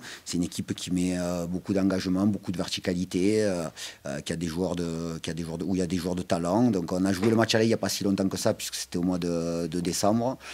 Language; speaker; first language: French; native; French